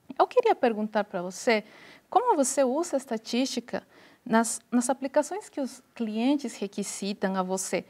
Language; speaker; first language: Portuguese; non-native, fluent; Spanish